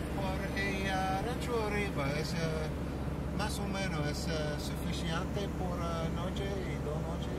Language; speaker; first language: Spanish; non-native, learner; English